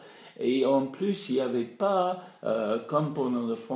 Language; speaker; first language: French; non-native, fluent; English